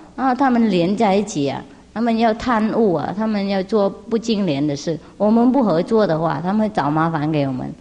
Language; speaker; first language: Chinese; non-native, fluent; Vietnamese